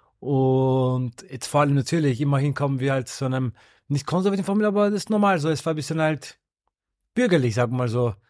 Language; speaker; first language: German; early bilingual, other home language; Turkish